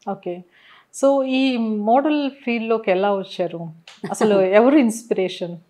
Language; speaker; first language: Telugu; native; Telugu